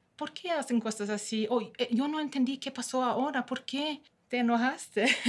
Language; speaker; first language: Spanish; non-native, fluent; Norwegian